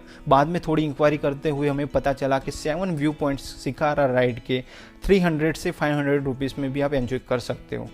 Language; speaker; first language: Hindi; native; Hindi